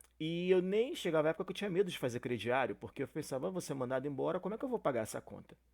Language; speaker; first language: Portuguese; native; Portuguese